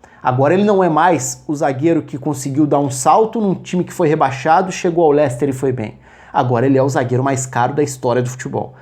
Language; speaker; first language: Portuguese; native; Portuguese